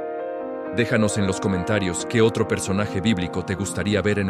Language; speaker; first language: Spanish; native; Spanish